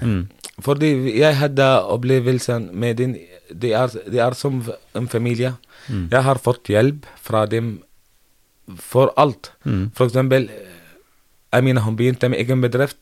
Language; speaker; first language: Norwegian; non-native, learner; Arabic